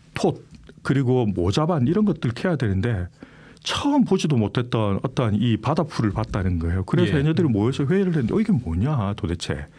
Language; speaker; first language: Korean; native; Korean